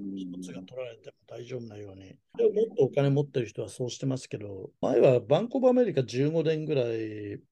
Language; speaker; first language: Japanese; native; Japanese